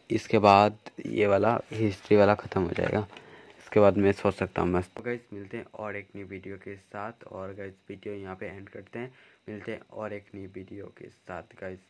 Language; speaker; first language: Hindi; non-native, local second language; Bangla